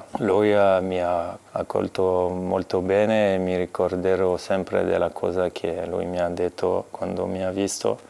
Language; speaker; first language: Italian; non-native, fluent; French